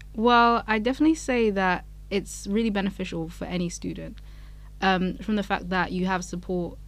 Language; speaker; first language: English; non-native, local second language; Yoruba